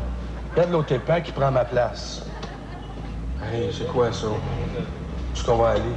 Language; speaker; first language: French; native; French